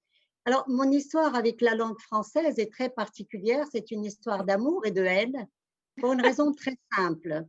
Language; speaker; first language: French; non-native, local second language; Arabic